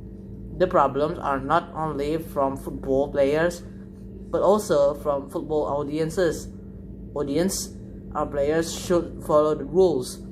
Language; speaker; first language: English; non-native, learner; Indonesian